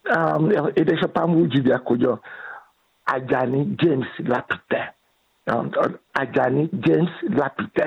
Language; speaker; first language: Hungarian; non-native, fluent; Yoruba